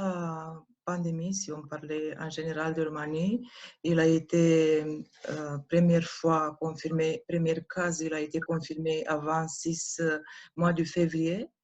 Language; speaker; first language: French; non-native, learner; Romanian